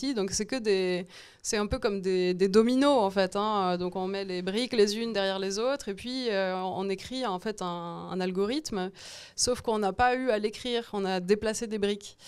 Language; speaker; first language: French; native; French